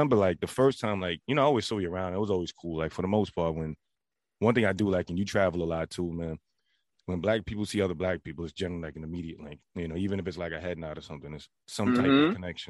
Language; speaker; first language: English; native; English